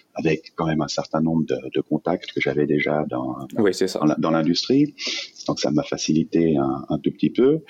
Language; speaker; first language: French; native; French